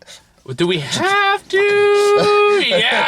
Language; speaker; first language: English; native; English